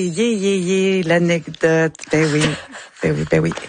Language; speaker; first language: French; native; French